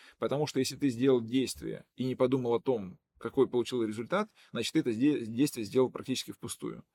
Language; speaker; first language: Russian; non-native, local second language; Udmurt